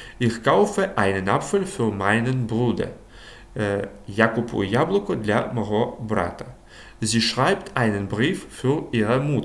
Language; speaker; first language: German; non-native, fluent; Ukrainian